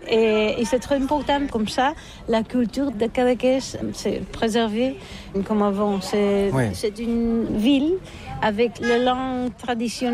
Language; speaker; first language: French; non-native, learner; Catalan